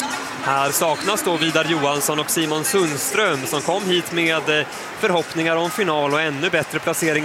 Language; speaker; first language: Swedish; native; Swedish